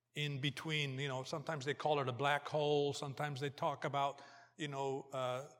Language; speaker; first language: English; early bilingual, other home language; Portuguese